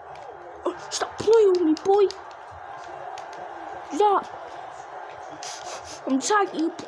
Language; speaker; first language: English; native; English